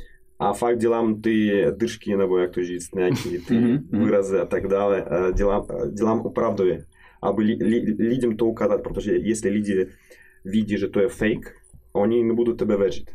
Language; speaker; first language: Czech; non-native, fluent; Russian